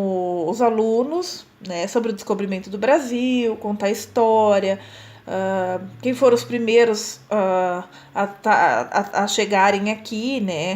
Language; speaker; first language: Portuguese; native; Portuguese